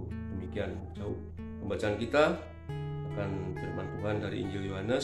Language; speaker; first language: Indonesian; native; Indonesian